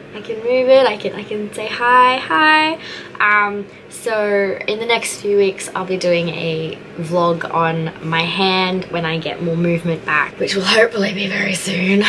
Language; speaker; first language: English; native; English